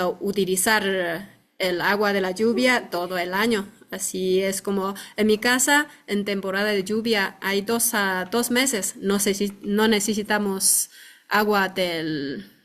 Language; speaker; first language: Spanish; non-native, fluent; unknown